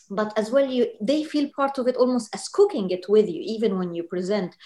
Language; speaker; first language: English; non-native, fluent; Arabic